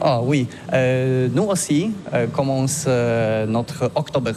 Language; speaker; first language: French; non-native, learner; Polish